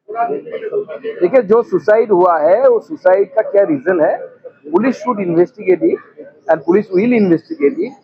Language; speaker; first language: Hindi; non-native, local second language; Bangla